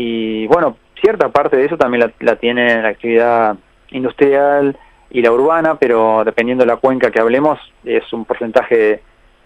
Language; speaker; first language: Spanish; native; Spanish